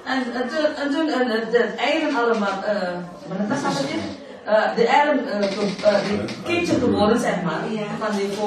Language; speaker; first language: Dutch; non-native, learner; Indonesian